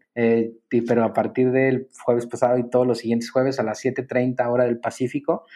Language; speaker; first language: Spanish; native; Spanish